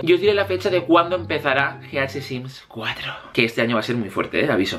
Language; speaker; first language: Spanish; native; Spanish